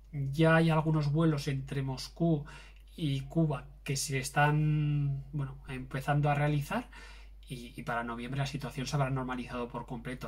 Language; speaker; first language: Spanish; native; Spanish